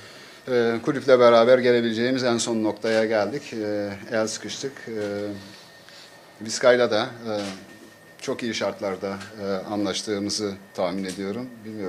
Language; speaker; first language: Turkish; native; Turkish